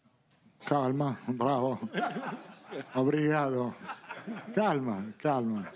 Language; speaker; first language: Portuguese; non-native, learner; Italian